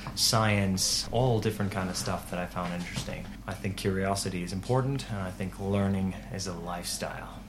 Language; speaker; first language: English; non-native, fluent; Finnish